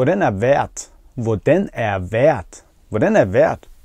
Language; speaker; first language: Danish; non-native, fluent; Persian